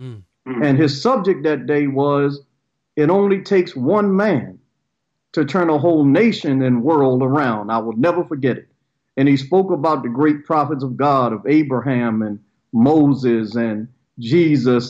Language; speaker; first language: English; native; English